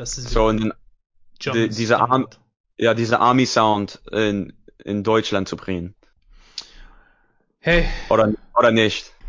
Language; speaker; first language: German; non-native, learner; English